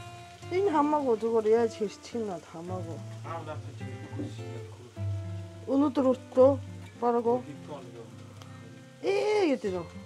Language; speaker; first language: Mongolian; non-native, fluent; Japanese